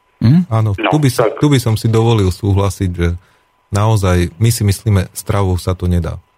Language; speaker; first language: Slovak; native; Slovak